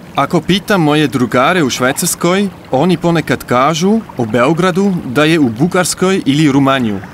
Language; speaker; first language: Serbian; non-native, learner; Swiss German